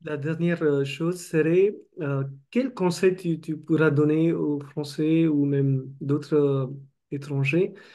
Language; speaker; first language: French; non-native, fluent; Marathi